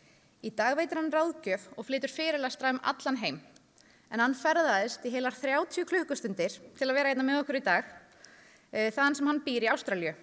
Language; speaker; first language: Icelandic; native; Icelandic